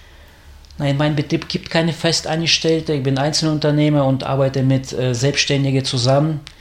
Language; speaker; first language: German; non-native, fluent; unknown